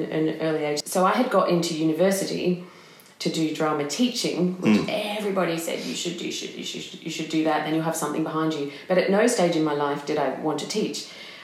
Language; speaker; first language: English; native; English